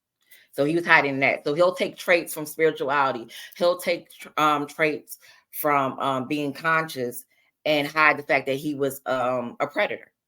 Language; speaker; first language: English; native; English